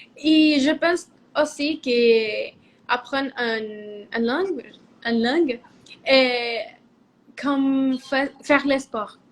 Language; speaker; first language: French; non-native, learner; Spanish